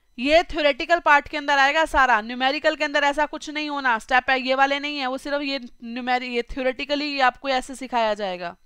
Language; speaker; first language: Hindi; native; Hindi